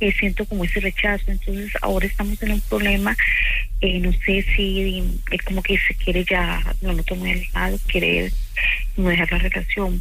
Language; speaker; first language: Spanish; native; Spanish